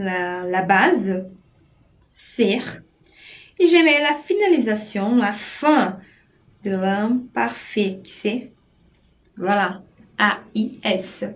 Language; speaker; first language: French; non-native, fluent; Portuguese